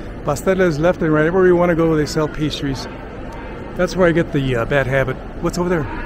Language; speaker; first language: English; early bilingual, other home language; Spanish